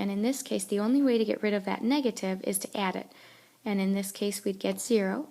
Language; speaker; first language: English; native; English